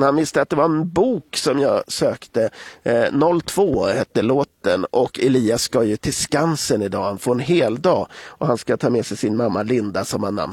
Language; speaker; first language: Swedish; native; Swedish